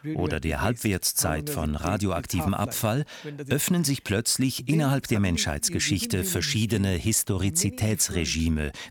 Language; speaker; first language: German; non-native, fluent; Hindi